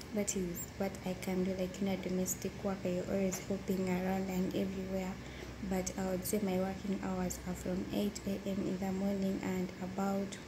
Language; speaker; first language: English; non-native, local second language; Ganda